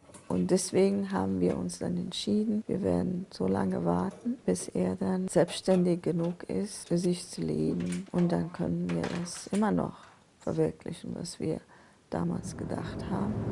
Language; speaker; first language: German; non-native, fluent; Persian